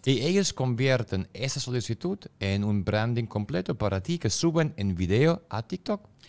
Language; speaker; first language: Spanish; non-native, fluent; German